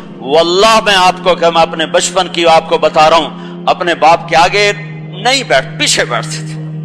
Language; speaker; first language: Urdu; non-native, local second language; Punjabi